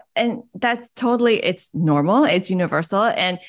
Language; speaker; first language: English; early bilingual, other home language; Chinese